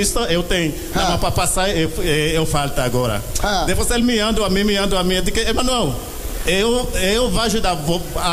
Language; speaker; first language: Portuguese; non-native, learner; Haitian Creole